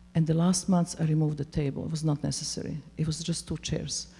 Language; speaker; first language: English; non-native, fluent; Serbian